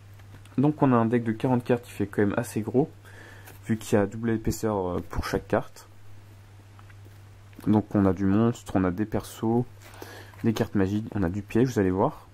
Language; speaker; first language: French; native; French